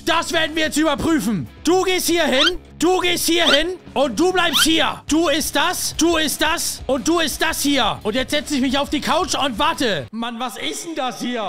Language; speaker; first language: German; native; German